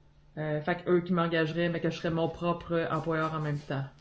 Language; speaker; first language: French; native; French